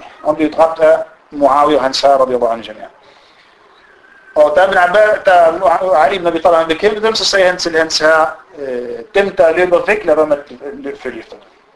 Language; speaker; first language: Danish; non-native, fluent; Arabic